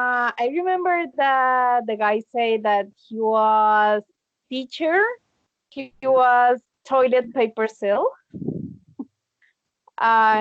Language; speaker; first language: English; non-native, learner; Spanish